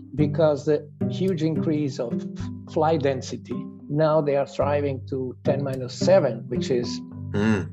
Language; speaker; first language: English; non-native, fluent; Italian